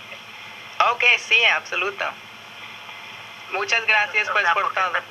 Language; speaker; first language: Spanish; early bilingual, other home language; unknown